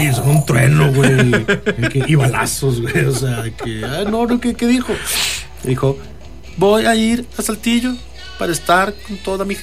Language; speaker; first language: Spanish; native; Spanish